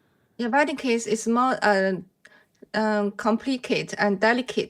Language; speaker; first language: English; non-native, learner; Chinese